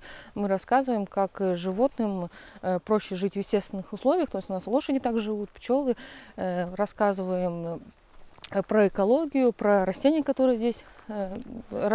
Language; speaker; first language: Russian; native; Russian